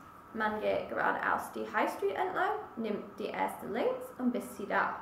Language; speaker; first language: German; non-native, learner; English